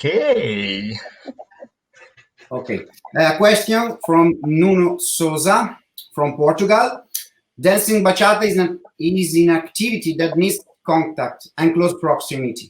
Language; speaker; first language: English; non-native, learner; Italian